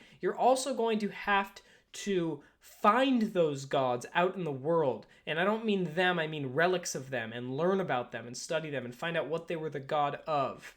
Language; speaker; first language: English; native; English